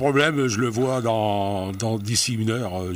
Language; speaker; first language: French; native; French